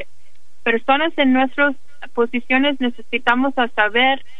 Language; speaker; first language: Spanish; early bilingual, heritage; English